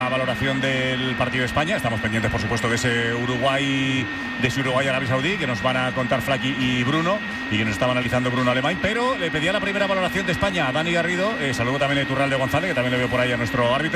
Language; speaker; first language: Spanish; native; Spanish